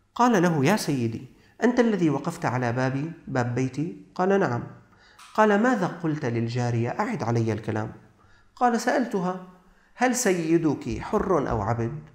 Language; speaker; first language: Arabic; native; Arabic